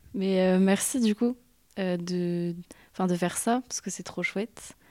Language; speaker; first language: French; native; French